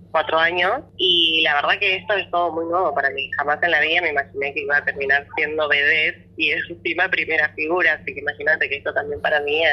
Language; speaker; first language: Spanish; native; Spanish